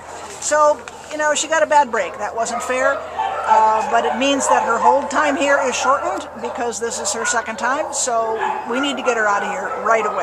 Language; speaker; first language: English; native; English